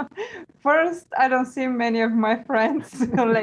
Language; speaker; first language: English; non-native, fluent; Bulgarian